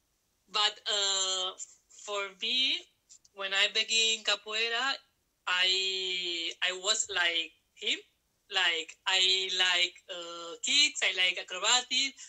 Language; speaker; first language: English; non-native, learner; Spanish